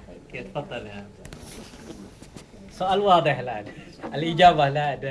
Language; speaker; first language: Arabic; non-native, fluent; Malay